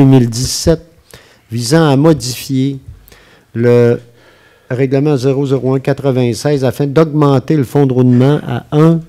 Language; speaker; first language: French; native; French